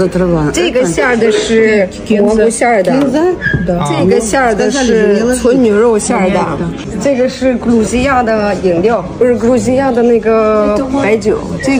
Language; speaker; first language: Chinese; non-native, fluent; Russian